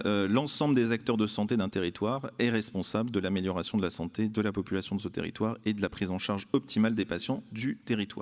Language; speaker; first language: French; native; French